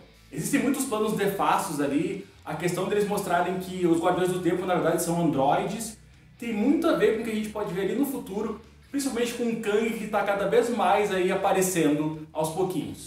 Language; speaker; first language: Portuguese; native; Portuguese